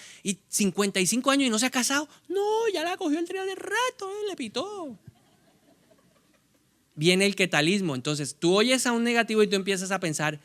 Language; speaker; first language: Spanish; native; Spanish